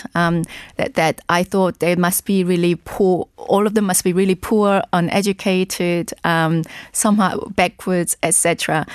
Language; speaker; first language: English; non-native, fluent; Korean